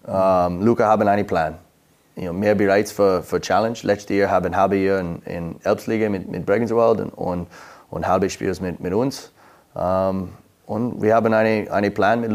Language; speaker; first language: German; non-native, learner; English